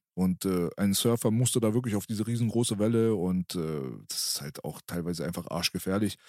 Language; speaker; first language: German; early bilingual, other home language; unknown